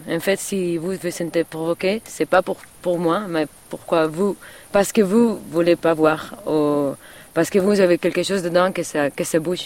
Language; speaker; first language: French; non-native, fluent; Catalan